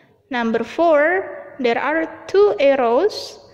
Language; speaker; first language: English; non-native, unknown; Indonesian